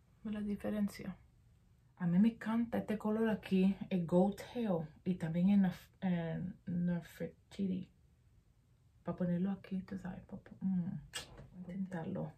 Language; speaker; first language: Spanish; early bilingual, heritage; Spanish